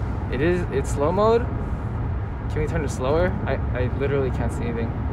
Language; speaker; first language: English; early bilingual, other home language; Korean